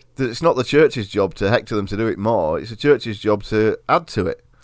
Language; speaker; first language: English; native; English